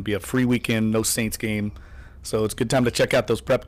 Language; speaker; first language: English; native; English